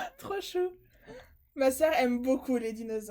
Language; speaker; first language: French; native; French